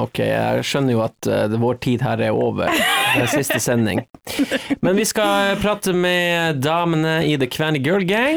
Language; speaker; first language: Norwegian; native; Norwegian